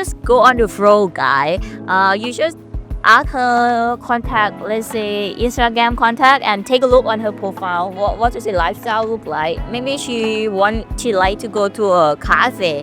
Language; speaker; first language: English; non-native, learner; Thai